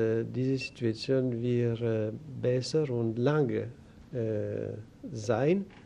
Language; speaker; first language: German; non-native, learner; Greek